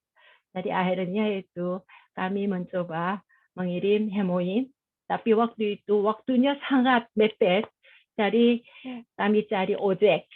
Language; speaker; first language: Indonesian; non-native, fluent; Korean